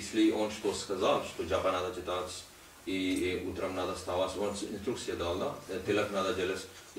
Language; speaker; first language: Russian; non-native, learner; Hindi